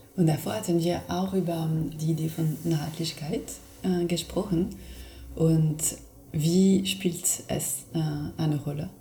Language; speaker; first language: German; non-native, fluent; French